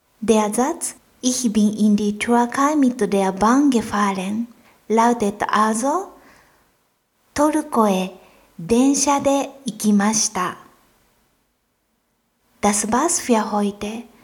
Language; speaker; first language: German; non-native, fluent; Japanese